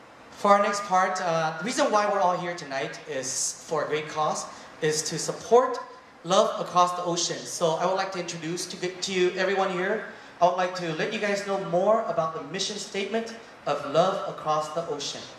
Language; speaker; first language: English; early bilingual, other home language; Vietnamese